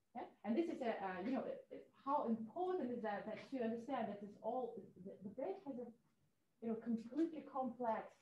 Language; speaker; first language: English; non-native, fluent; Russian